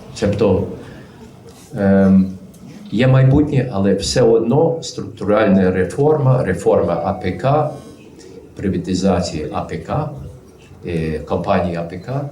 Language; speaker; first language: Ukrainian; early bilingual, heritage; Ukrainian